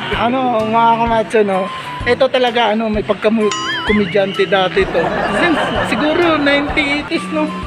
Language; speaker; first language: Filipino; non-native, local second language; Hiligaynon